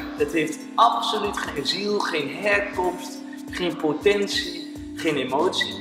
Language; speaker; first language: Dutch; native; Dutch